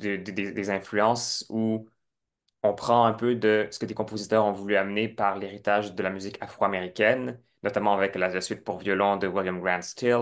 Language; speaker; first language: French; native; French